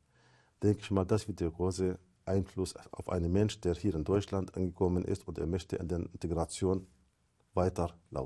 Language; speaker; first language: German; non-native, fluent; Arabic